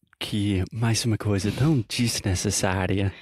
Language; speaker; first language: Portuguese; non-native, fluent; English